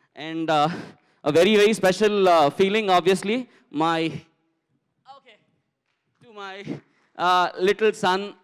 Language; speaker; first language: English; non-native, local second language; Telugu